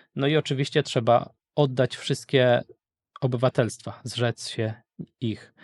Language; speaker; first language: Polish; native; Polish